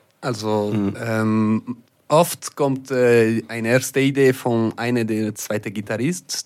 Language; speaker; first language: German; non-native, local second language; French